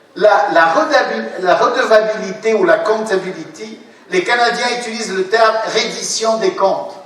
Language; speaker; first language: French; non-native, local second language; Arabic